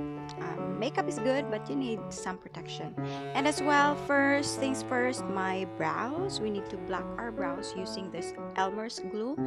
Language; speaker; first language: English; non-native, local second language; Filipino